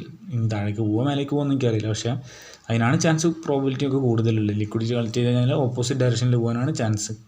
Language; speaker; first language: Malayalam; native; Malayalam